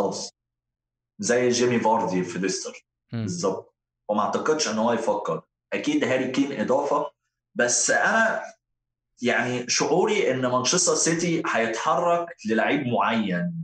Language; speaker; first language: Arabic; native; Arabic